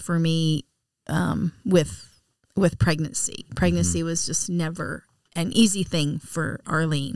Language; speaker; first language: English; native; English